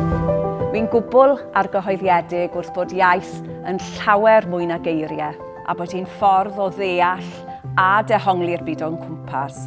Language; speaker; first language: Welsh; native; Welsh